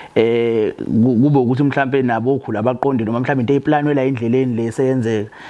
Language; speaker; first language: Zulu; native; Zulu